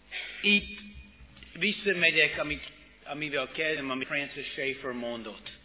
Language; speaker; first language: Hungarian; non-native, fluent; English